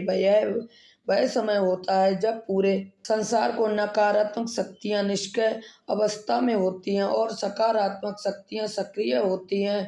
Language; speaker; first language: Hindi; native; Hindi